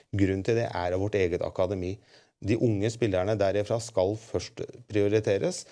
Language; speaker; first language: Norwegian; native; Norwegian